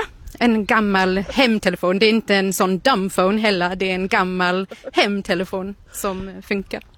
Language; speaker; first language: Swedish; non-native, fluent; English